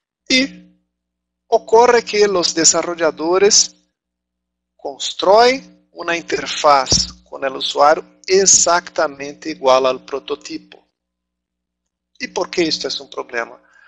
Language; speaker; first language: Portuguese; native; Portuguese